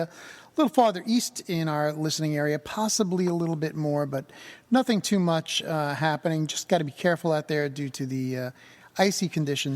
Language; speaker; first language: English; native; English